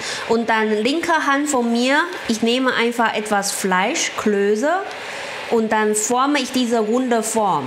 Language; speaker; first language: German; non-native, learner; Chinese